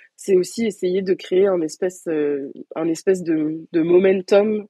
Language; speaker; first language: French; native; French